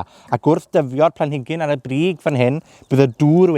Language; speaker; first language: Welsh; native; Welsh